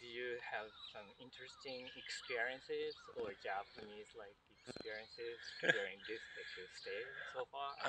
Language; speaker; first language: English; non-native, fluent; Japanese